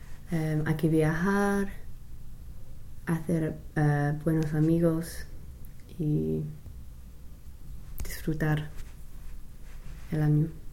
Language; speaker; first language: Spanish; non-native, fluent; English